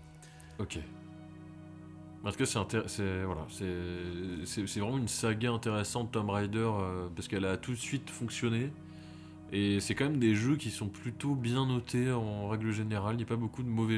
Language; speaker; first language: French; native; French